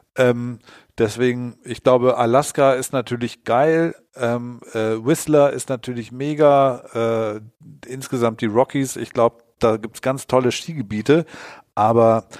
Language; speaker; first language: German; native; German